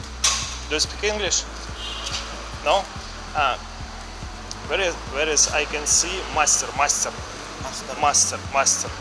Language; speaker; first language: English; non-native, learner; Russian